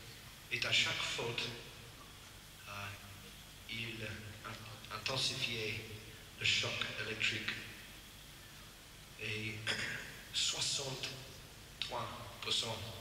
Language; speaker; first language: French; non-native, learner; English